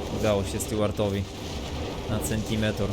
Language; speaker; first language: Polish; native; Polish